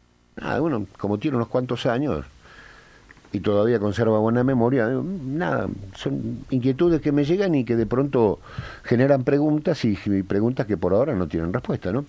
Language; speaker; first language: Spanish; native; Spanish